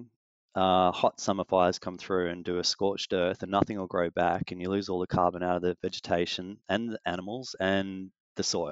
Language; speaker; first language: English; native; English